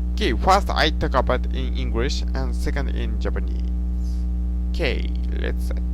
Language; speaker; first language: English; non-native, learner; Japanese